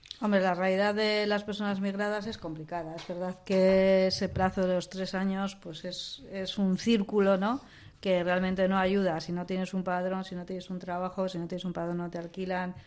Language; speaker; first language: Spanish; native; Spanish